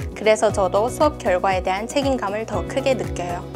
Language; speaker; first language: Korean; non-native, fluent; Chinese